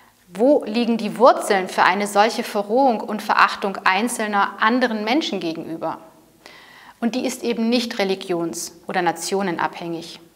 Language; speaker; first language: German; native; German